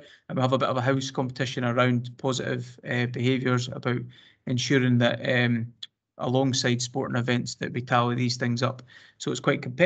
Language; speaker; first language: English; native; English